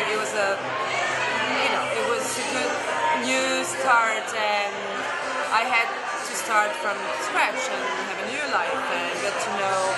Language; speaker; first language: English; non-native, fluent; Arabic